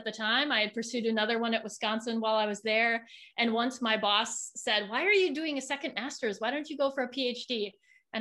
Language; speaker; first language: English; native; English